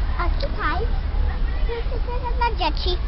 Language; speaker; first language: Polish; early bilingual, heritage; Polish